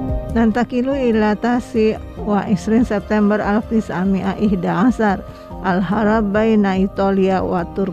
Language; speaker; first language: Arabic; non-native, fluent; Indonesian